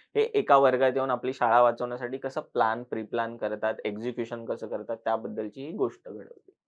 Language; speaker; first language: Marathi; native; Marathi